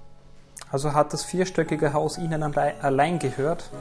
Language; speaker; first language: German; native; German